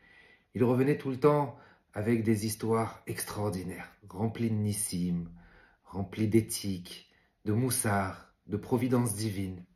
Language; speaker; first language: French; native; French